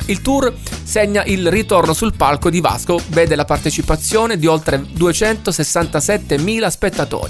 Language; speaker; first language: Italian; native; Italian